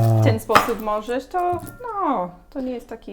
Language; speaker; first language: Polish; non-native, learner; English